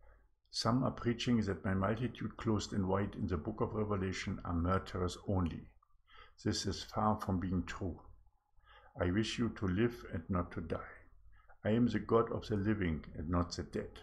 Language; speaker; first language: English; non-native, fluent; German